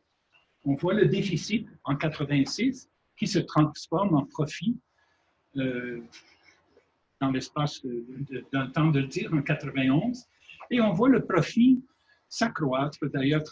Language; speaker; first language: French; native; French